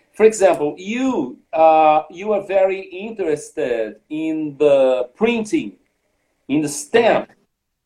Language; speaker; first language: English; non-native, fluent; Portuguese